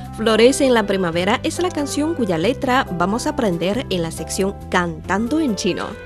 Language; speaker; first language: Spanish; non-native, fluent; Chinese